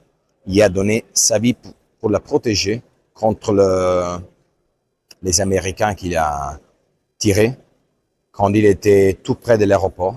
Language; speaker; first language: French; non-native, fluent; Italian